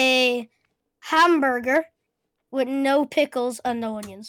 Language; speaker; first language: English; native; English